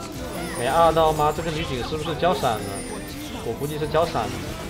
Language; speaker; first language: Chinese; native; Chinese